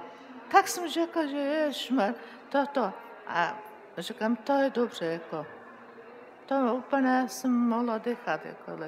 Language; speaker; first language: Czech; non-native, learner; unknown